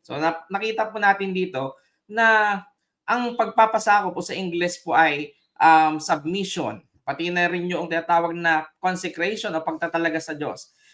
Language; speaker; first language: Filipino; native; Filipino